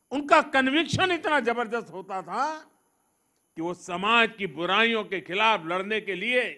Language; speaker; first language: Hindi; non-native, local second language; Gujarati